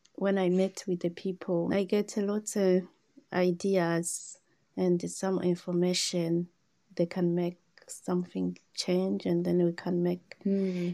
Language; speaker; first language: English; non-native, learner; Rundi